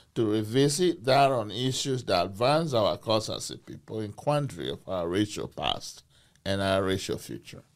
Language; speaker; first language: English; non-native, local second language; Bini